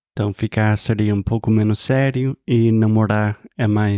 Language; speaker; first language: Portuguese; non-native, fluent; English